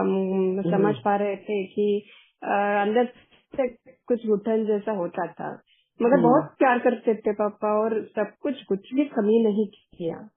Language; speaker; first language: Hindi; native; Hindi